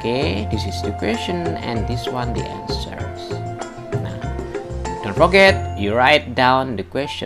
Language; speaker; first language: English; non-native, learner; Indonesian